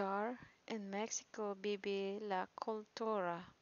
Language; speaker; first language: Spanish; non-native, learner; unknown